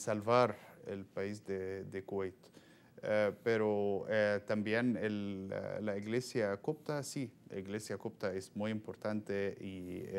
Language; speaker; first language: Spanish; non-native, fluent; Arabic